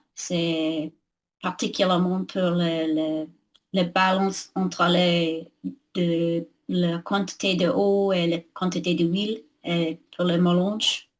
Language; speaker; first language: French; non-native, learner; English